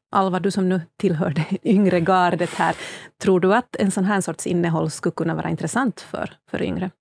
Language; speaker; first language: Swedish; native; Swedish